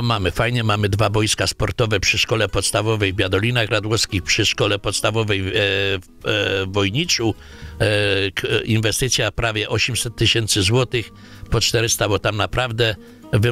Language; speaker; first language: Polish; native; Polish